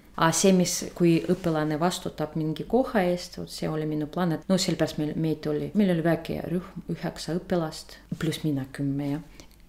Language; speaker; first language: Estonian; non-native, learner; Russian